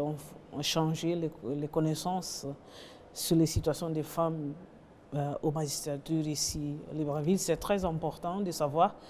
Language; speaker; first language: French; non-native, learner; Portuguese